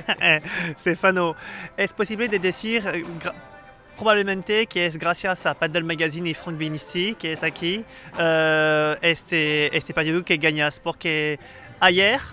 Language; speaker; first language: Spanish; non-native, learner; French